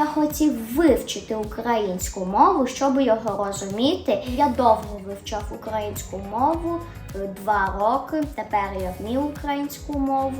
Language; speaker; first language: Ukrainian; early bilingual, heritage; German